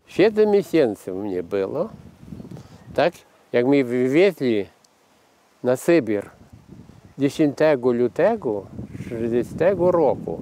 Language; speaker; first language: Polish; early bilingual, heritage; Ukrainian